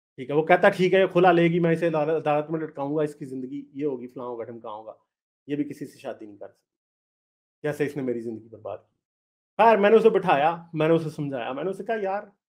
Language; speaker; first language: Urdu; native; Urdu